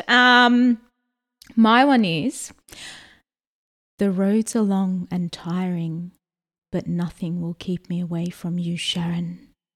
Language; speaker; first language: English; native; English